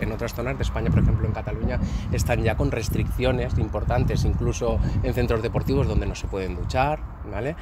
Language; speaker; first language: Spanish; native; Spanish